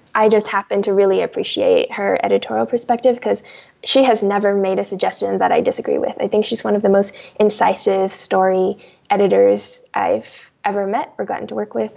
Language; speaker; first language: English; early bilingual, other home language; Chinese